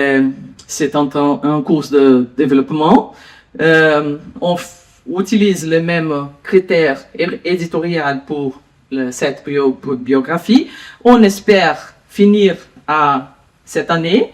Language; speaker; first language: French; non-native, learner; Portuguese